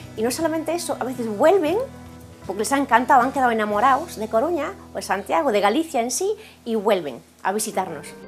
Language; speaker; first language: Spanish; early bilingual, heritage; Spanish